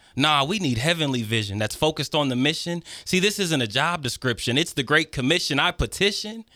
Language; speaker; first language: English; native; English